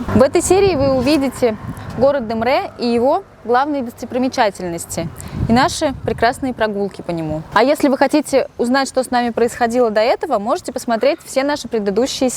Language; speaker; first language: Russian; native; Russian